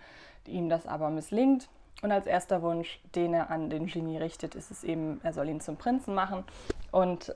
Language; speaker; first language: German; native; German